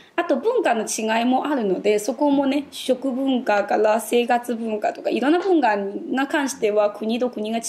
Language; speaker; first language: Japanese; non-native, fluent; Chinese